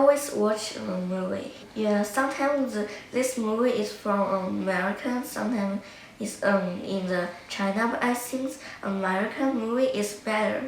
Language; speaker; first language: English; non-native, learner; Chinese